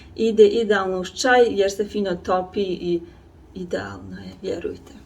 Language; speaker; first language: Bosnian; native; Bosnian